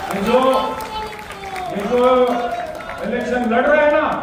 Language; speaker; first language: Hindi; non-native, local second language; Marathi